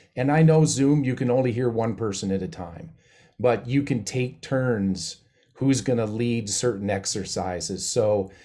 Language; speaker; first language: English; native; English